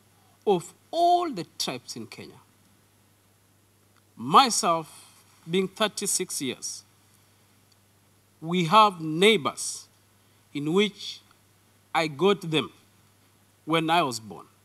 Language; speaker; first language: English; non-native, local second language; Kalenjin